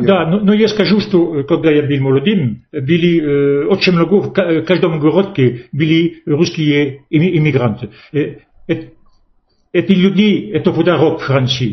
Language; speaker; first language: Russian; non-native, fluent; French